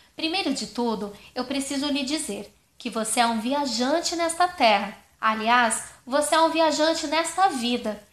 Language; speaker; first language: Portuguese; non-native, fluent; German